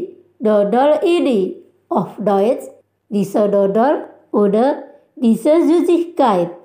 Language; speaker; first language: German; non-native, fluent; Indonesian